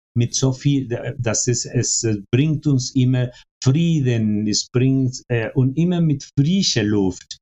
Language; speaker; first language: German; non-native, fluent; Spanish